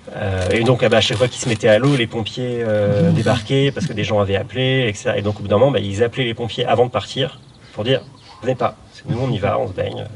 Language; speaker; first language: French; native; French